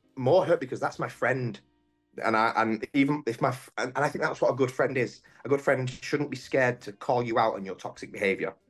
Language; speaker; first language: English; native; English